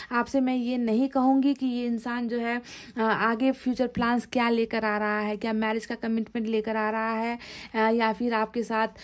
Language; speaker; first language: Hindi; native; Hindi